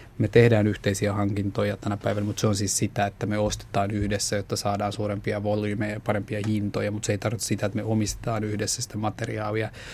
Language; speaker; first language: Finnish; non-native, local second language; Swedish